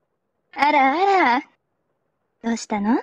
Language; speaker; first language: Japanese; native; Japanese